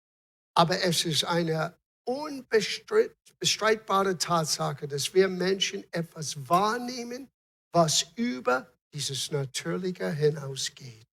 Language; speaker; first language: German; non-native, fluent; English